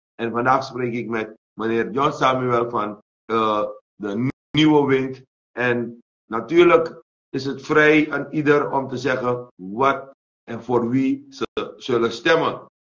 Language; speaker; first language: Dutch; native; Dutch